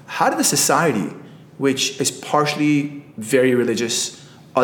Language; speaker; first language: English; native; English